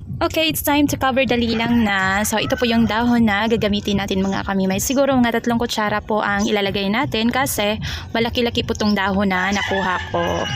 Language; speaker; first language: Filipino; non-native, local second language; Cebuano